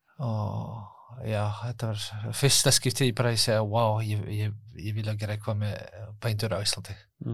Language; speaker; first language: Icelandic; non-native, learner; French